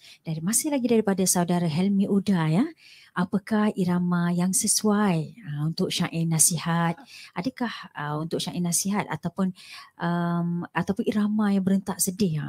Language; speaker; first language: Malay; native; Malay